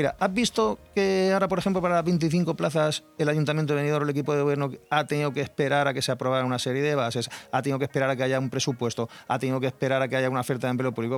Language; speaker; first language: Spanish; native; Spanish